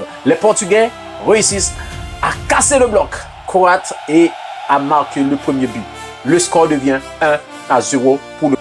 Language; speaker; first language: French; non-native, local second language; Haitian Creole